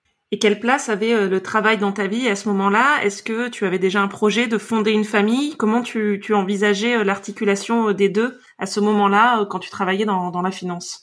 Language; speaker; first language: French; native; French